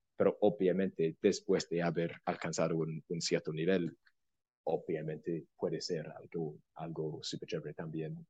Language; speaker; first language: Spanish; non-native, fluent; English